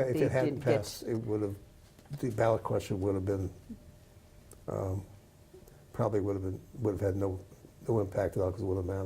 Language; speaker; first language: English; native; English